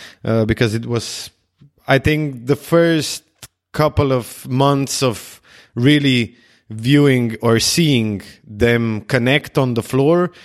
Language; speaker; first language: English; non-native, fluent; Slovenian